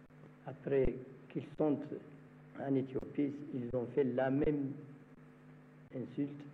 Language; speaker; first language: French; non-native, fluent; Amharic